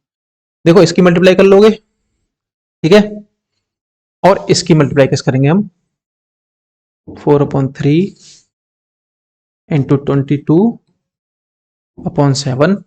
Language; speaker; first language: Hindi; native; Hindi